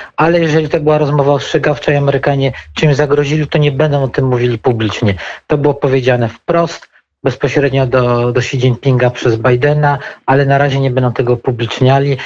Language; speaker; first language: Polish; native; Polish